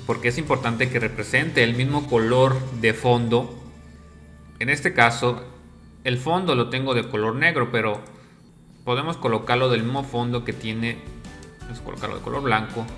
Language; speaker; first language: Spanish; native; Spanish